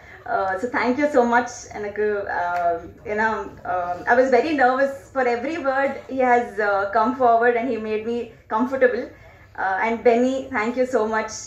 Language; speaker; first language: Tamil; non-native, learner; Telugu